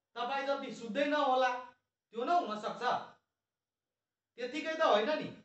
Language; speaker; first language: Nepali; non-native, local second language; Maithili